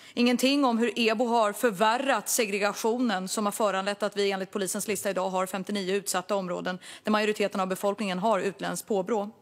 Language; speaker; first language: Swedish; non-native, local second language; Kurdish